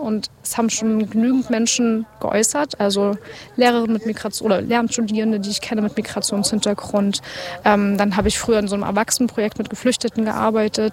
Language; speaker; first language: German; native; German